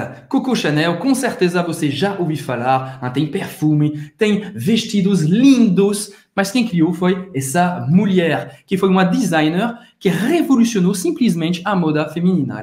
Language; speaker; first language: Portuguese; non-native, fluent; French